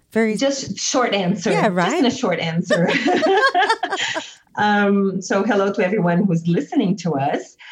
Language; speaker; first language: English; non-native, fluent; Portuguese